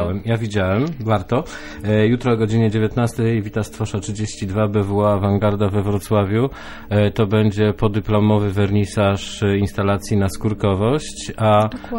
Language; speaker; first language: Polish; native; Polish